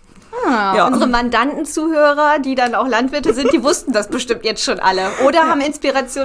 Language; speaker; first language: German; native; German